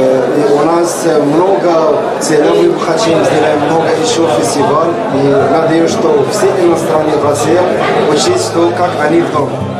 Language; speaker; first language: Russian; non-native, learner; Arabic